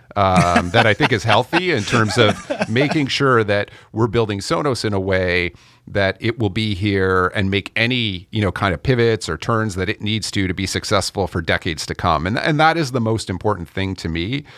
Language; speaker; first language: English; native; English